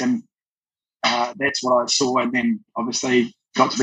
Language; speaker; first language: English; native; English